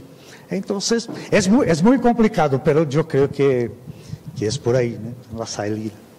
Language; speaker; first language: Spanish; non-native, fluent; Portuguese